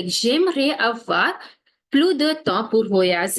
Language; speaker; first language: French; non-native, fluent; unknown